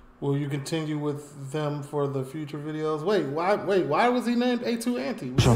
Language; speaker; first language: English; native; English